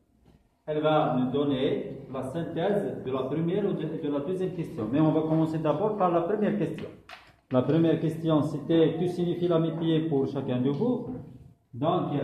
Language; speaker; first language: French; non-native, local second language; Kabyle